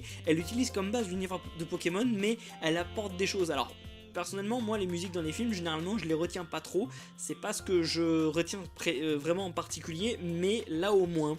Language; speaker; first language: French; native; French